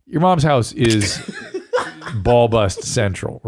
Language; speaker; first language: English; native; English